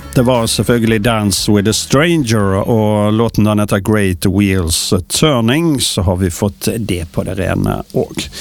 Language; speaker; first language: Norwegian; native; Norwegian